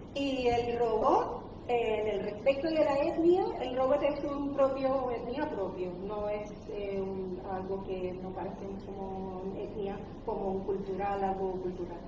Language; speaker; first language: Spanish; non-native, learner; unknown